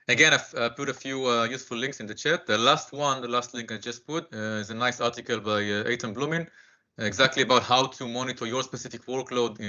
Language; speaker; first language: English; non-native, fluent; Hebrew